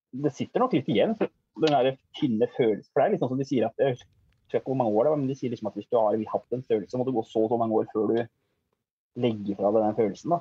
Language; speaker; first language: Norwegian; native; Norwegian